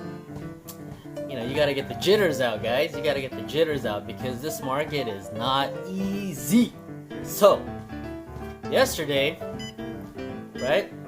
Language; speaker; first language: English; native; English